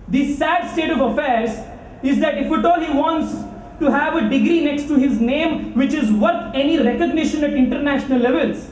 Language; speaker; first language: English; non-native, local second language; Kannada